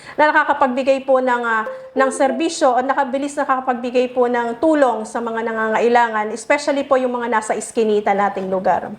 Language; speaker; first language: Filipino; native; Filipino